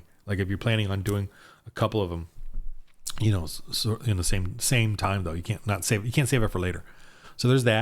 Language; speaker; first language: English; native; English